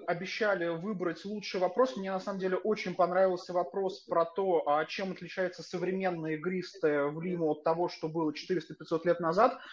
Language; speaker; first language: Russian; native; Russian